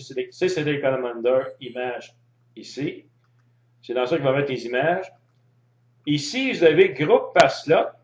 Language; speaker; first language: French; native; French